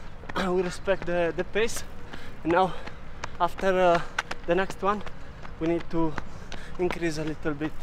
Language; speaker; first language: English; non-native, learner; Italian